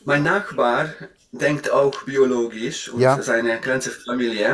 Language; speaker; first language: German; non-native, fluent; Hungarian